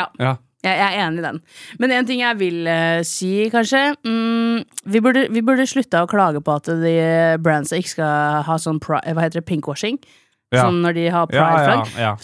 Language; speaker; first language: Norwegian; native; Norwegian